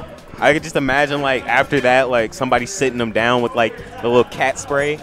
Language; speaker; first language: English; native; English